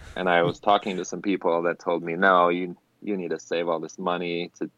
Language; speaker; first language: English; non-native, fluent; German